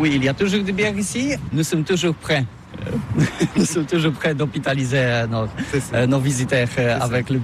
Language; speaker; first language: French; non-native, learner; Polish